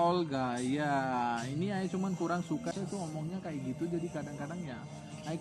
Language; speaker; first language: Indonesian; non-native, fluent; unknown